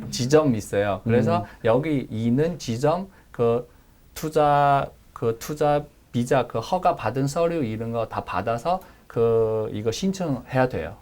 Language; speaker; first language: Korean; non-native, learner; Chinese